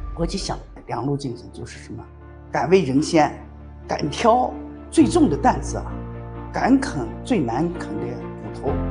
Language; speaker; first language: Chinese; native; Chinese